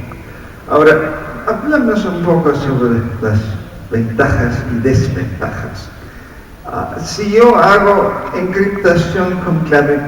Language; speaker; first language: Spanish; non-native, fluent; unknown